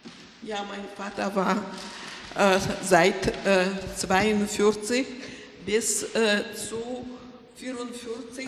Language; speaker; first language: German; non-native, learner; Polish